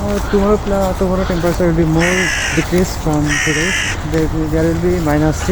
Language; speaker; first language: English; non-native, local second language; Bangla